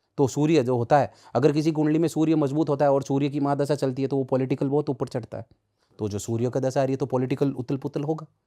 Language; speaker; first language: Hindi; native; Hindi